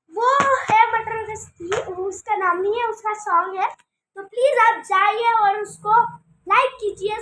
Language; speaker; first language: Hindi; non-native, local second language; Marathi